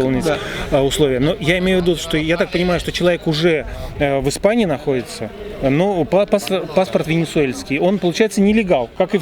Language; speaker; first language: Russian; native; Russian